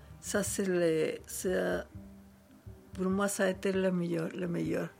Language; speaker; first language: French; non-native, learner; Spanish